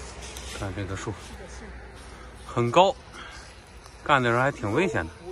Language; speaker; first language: Chinese; native; Chinese